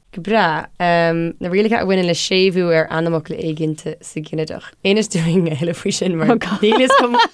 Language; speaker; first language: Irish; non-native, local second language; English